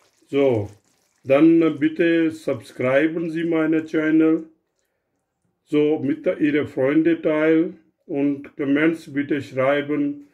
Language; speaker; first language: German; non-native, learner; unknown